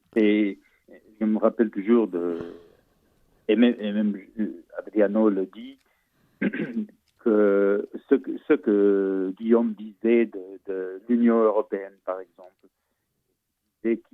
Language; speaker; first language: French; non-native, fluent; Portuguese